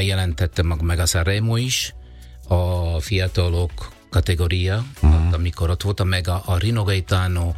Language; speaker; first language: Hungarian; non-native, learner; Italian